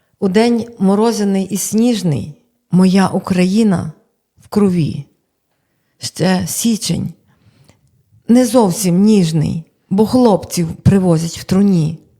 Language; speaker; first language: Ukrainian; native; Ukrainian